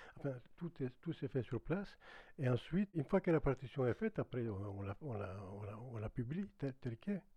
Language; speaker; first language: French; non-native, fluent; Greek